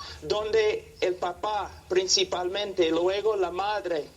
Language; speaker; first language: Spanish; non-native, fluent; English